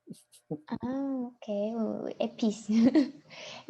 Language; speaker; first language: French; non-native, learner; Chinese